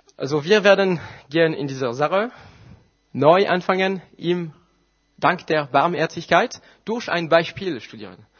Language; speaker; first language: German; non-native, fluent; French